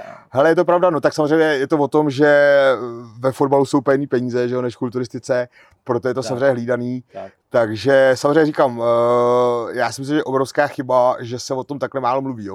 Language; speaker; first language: Czech; native; Czech